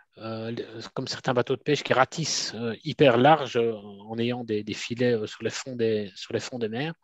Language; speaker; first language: French; native; French